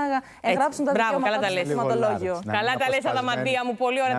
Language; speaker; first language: Greek; native; Greek